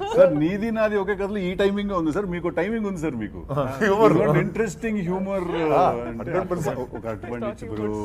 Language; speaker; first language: Telugu; native; Telugu